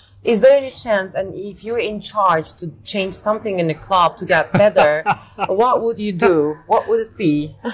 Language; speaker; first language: English; non-native, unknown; Turkish